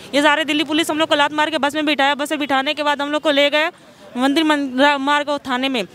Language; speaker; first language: Hindi; native; Hindi